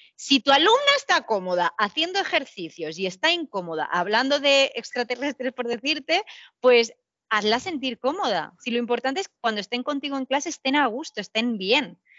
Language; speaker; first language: Spanish; native; Spanish